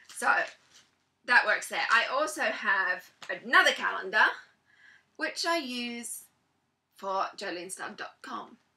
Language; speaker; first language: English; native; English